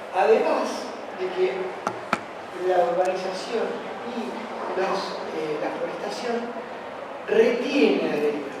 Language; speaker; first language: Spanish; native; Spanish